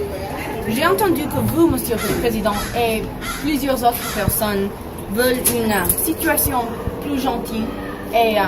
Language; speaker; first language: French; non-native, learner; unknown